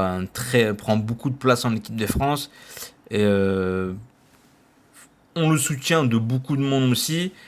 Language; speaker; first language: French; native; French